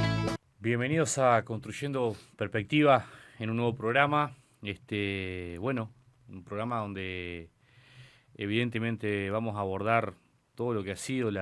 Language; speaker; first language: Spanish; native; Spanish